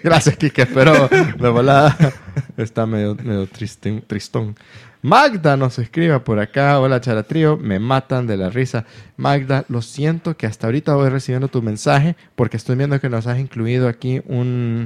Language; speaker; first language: Spanish; native; Spanish